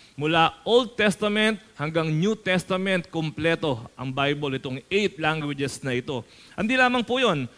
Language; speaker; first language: Filipino; native; Filipino